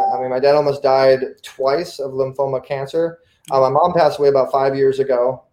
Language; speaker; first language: English; native; English